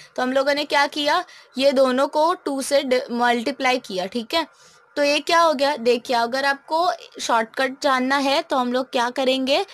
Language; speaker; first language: Hindi; non-native, local second language; Marathi